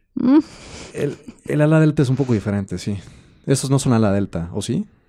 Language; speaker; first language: Spanish; native; Spanish